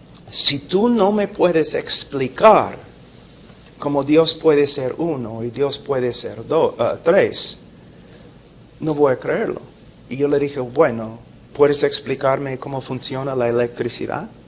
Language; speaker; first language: Spanish; non-native, fluent; English